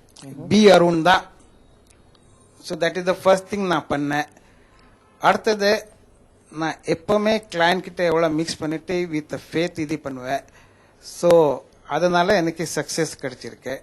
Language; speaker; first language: Tamil; non-native, fluent; Marathi